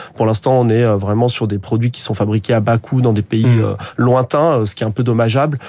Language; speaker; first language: French; native; French